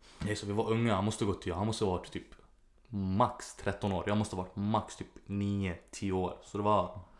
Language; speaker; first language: Swedish; early bilingual, other home language; Arabic